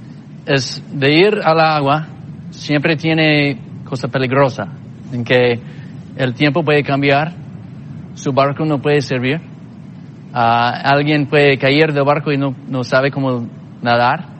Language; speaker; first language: Spanish; non-native, fluent; English